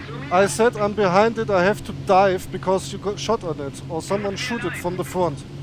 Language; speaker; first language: English; non-native, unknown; German